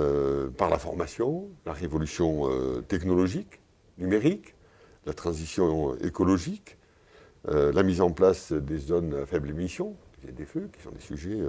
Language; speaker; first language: French; native; French